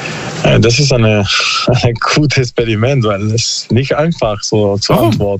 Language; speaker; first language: German; non-native, learner; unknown